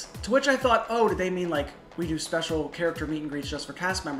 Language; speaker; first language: English; native; English